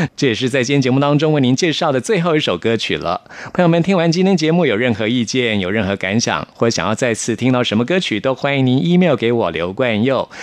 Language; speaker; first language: Chinese; native; Chinese